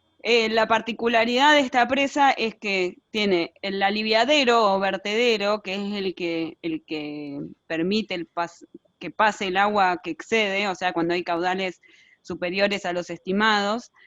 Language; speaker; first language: Spanish; native; Spanish